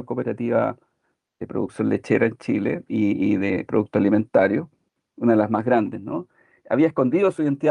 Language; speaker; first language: Spanish; native; Spanish